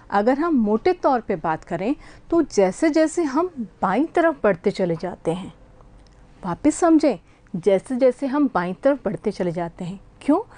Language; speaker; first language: Hindi; native; Hindi